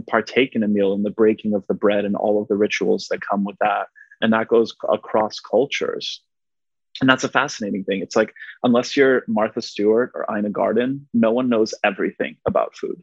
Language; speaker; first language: English; non-native, fluent; Polish